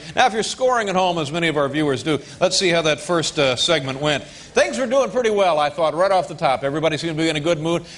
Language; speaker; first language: English; native; English